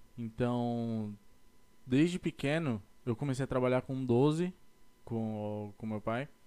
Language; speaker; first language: Portuguese; native; Portuguese